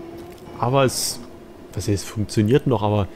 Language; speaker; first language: German; native; German